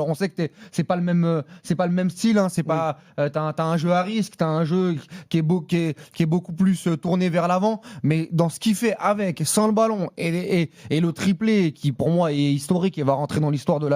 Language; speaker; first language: French; native; French